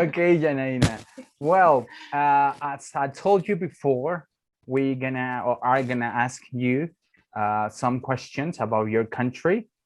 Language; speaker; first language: English; non-native, learner; Spanish